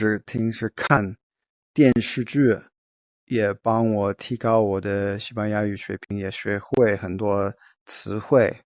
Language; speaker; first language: Chinese; non-native, fluent; English